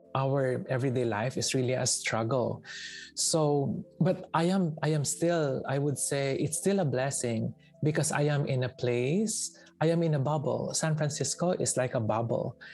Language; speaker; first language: English; non-native, local second language; Filipino